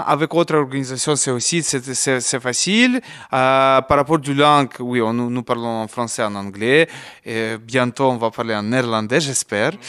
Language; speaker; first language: French; non-native, learner; Ukrainian